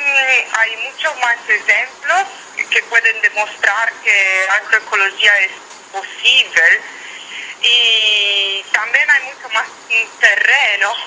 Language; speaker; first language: Spanish; non-native, learner; Italian